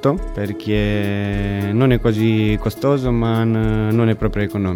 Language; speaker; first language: Italian; non-native, fluent; Romanian